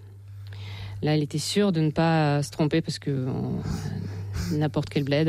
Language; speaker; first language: French; non-native, fluent; Russian